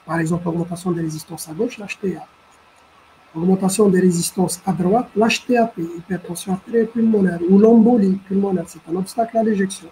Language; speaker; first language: French; non-native, local second language; Arabic